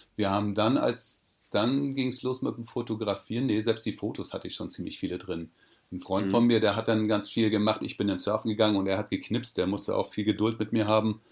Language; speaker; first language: German; native; German